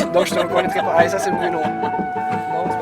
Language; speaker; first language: French; native; French